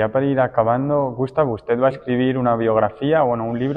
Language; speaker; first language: Spanish; native; Spanish